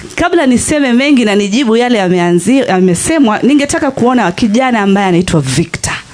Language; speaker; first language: Swahili; non-native, local second language; Kamba